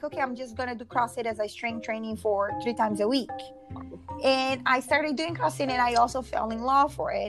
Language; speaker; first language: English; non-native, fluent; Portuguese